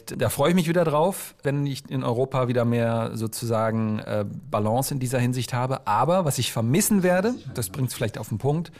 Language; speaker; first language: German; native; German